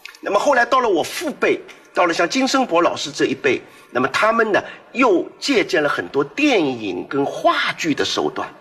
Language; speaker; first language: Chinese; non-native, local second language; Wu Chinese